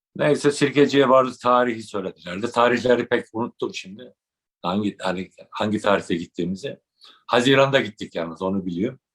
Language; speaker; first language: Turkish; native; Turkish